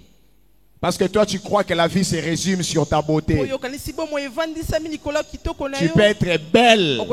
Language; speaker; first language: French; non-native, local second language; Lingala